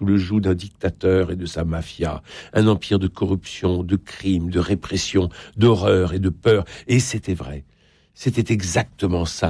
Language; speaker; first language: French; native; French